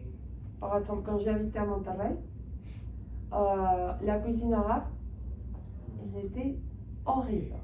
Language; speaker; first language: French; non-native, fluent; Spanish